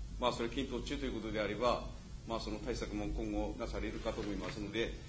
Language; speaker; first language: Japanese; native; Japanese